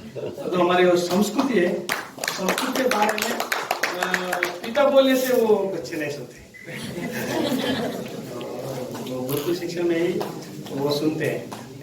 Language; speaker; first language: Hindi; non-native, local second language; Telugu